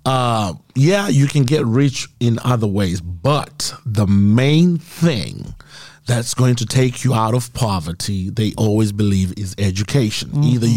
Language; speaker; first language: English; non-native, local second language; Shona